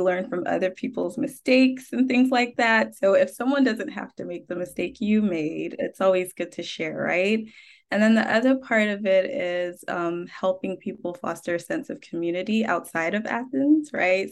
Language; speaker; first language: English; non-native, local second language; Akan